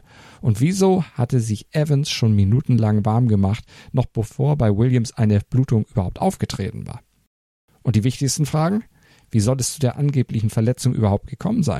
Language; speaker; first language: German; native; German